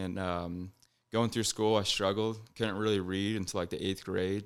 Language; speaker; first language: English; native; English